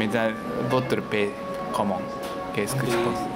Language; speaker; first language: French; non-native, learner; Japanese